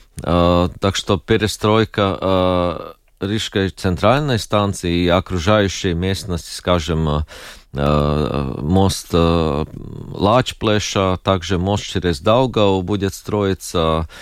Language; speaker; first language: Russian; non-native, local second language; Latvian